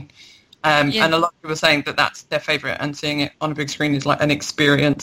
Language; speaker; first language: English; native; English